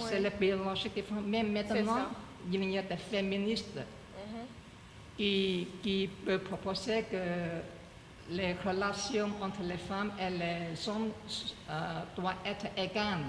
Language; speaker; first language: French; non-native, learner; Chinese